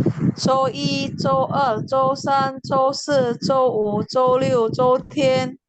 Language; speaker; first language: Chinese; non-native, learner; Indonesian